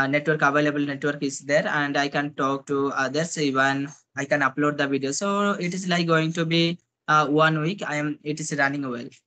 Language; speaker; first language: English; non-native, local second language; Odia